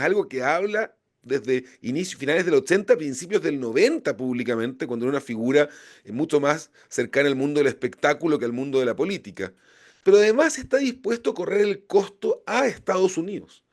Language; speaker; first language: Spanish; native; Spanish